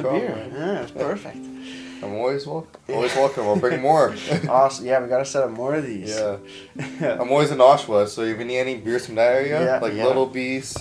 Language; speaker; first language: English; native; English